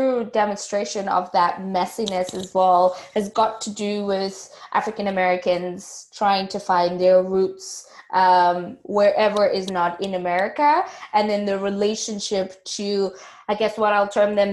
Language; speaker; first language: English; non-native, local second language; Tswana